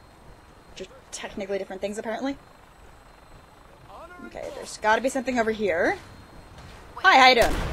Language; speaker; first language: English; native; English